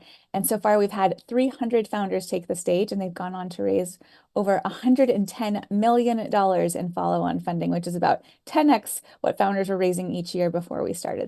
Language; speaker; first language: English; native; English